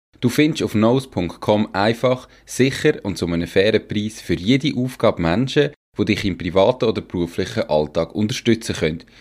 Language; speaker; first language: German; native; German